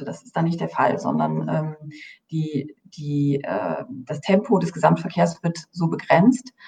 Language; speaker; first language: German; native; German